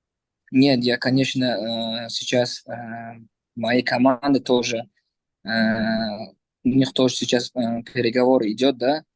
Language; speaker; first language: Russian; non-native, learner; Uzbek